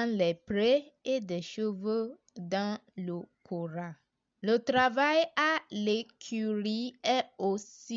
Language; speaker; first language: French; non-native, learner; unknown